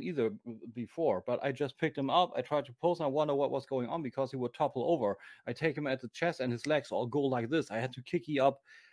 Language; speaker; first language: English; non-native, fluent; German